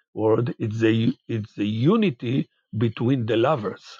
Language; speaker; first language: English; non-native, fluent; Hebrew